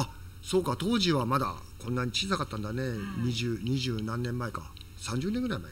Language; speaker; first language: Japanese; native; Japanese